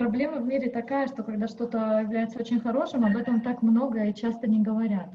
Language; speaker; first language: Russian; native; Russian